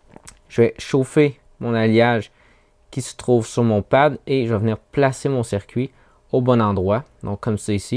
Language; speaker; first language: French; native; French